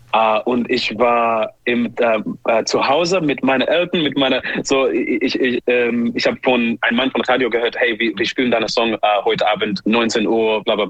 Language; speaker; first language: German; non-native, learner; English